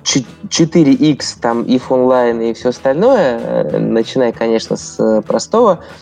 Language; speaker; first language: Russian; native; Russian